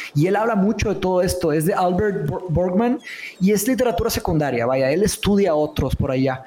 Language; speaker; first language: Spanish; early bilingual, other home language; Portuguese